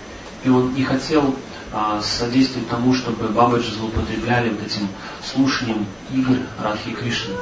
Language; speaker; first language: Russian; native; Russian